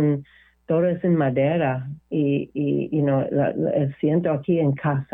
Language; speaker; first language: Spanish; non-native, learner; English